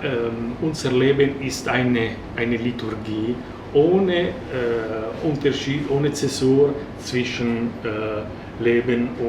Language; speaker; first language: German; non-native, fluent; Italian